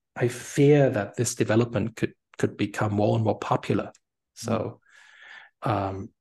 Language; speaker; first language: English; non-native, fluent; German